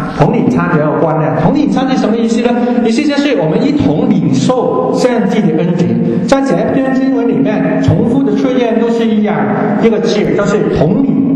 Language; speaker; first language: Chinese; non-native, local second language; Cantonese